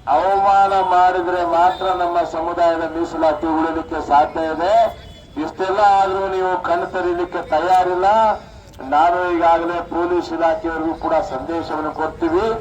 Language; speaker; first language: Kannada; non-native, local second language; Lambadi